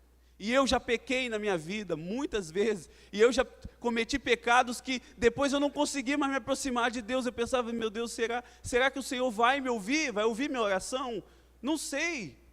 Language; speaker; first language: Portuguese; native; Portuguese